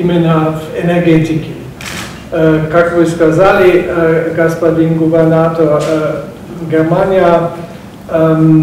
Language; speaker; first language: Russian; non-native, learner; German